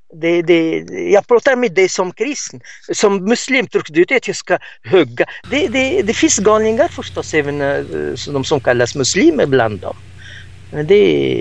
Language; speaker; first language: Swedish; non-native, fluent; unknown